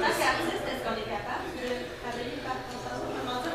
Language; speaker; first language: French; native; French